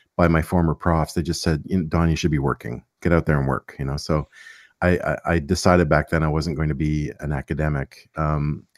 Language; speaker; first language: English; native; English